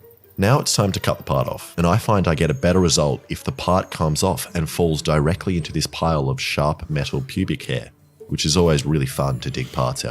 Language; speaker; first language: English; native; English